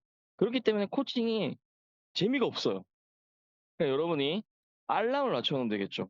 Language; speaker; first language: Korean; native; Korean